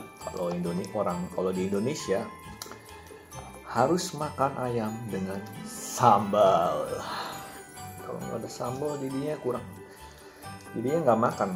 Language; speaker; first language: Indonesian; native; Indonesian